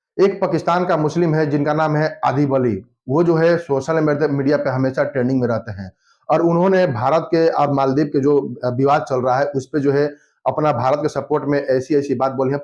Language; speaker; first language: Hindi; native; Hindi